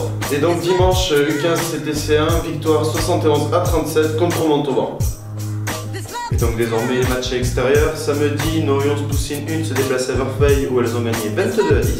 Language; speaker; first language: French; native; French